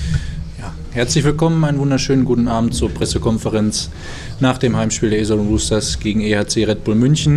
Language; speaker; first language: German; native; German